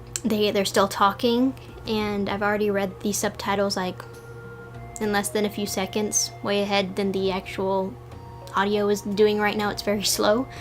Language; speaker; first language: English; native; English